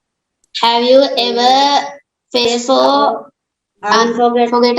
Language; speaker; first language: English; non-native, learner; Sinhala